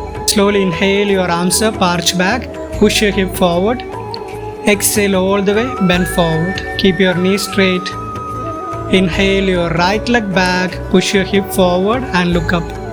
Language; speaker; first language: English; non-native, local second language; Malayalam